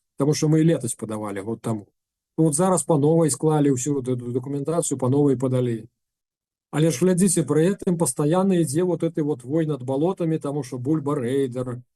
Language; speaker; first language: Belarusian; non-native, local second language; Russian